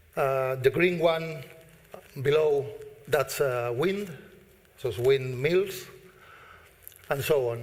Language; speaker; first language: English; non-native, fluent; Spanish